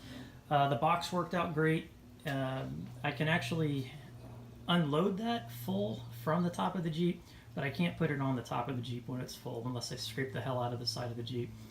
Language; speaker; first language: English; native; English